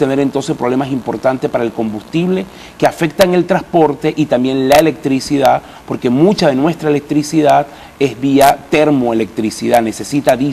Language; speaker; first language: Spanish; native; Spanish